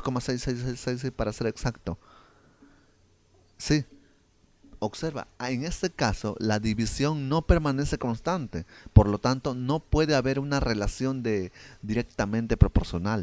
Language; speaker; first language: Spanish; native; Spanish